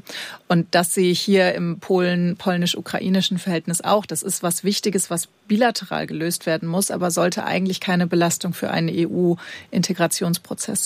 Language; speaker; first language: German; native; German